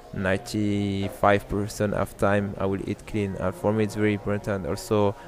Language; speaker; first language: English; non-native, fluent; French